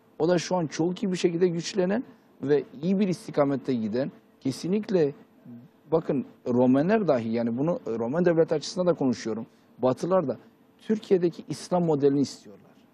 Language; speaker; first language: Turkish; early bilingual, heritage; Turkish